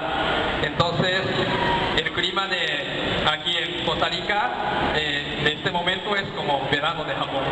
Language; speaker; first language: Spanish; non-native, learner; Japanese